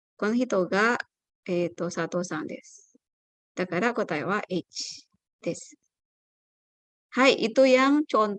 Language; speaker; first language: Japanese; non-native, fluent; Indonesian